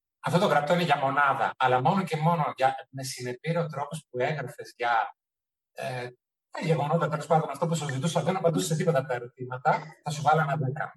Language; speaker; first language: Greek; early bilingual, heritage; Greek